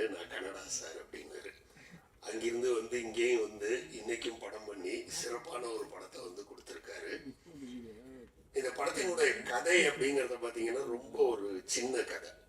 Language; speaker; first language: Tamil; native; Tamil